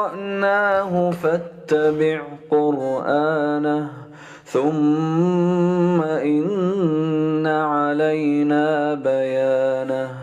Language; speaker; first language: Arabic; native; Arabic